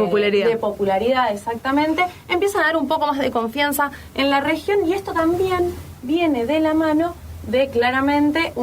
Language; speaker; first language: Spanish; native; Spanish